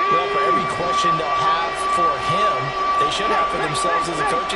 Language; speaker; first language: English; native; English